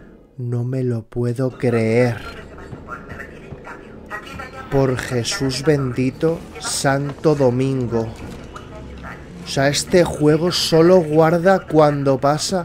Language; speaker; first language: Spanish; native; Spanish